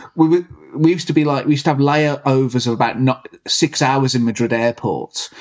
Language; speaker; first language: English; native; English